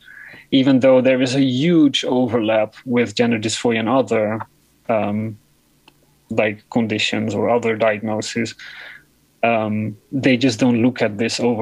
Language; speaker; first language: English; non-native, fluent; Dutch